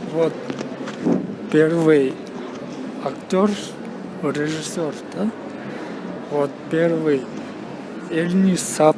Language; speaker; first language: Russian; non-native, local second language; Kyrgyz